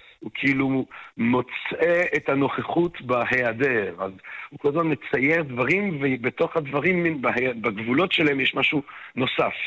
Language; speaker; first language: Hebrew; non-native, fluent; French